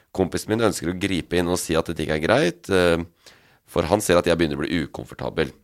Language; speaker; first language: Norwegian; native; Norwegian